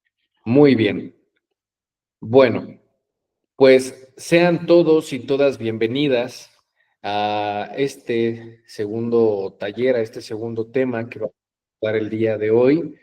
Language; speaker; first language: Spanish; native; Spanish